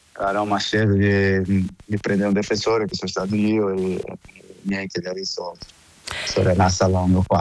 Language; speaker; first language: Italian; non-native, fluent; Portuguese